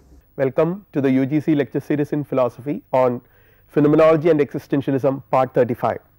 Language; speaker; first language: English; non-native, local second language; Malayalam